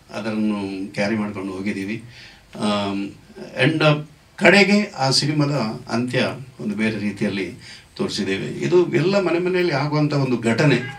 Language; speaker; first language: Kannada; non-native, local second language; Tulu